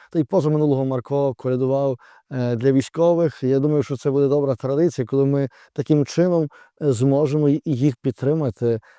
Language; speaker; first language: Ukrainian; native; Ukrainian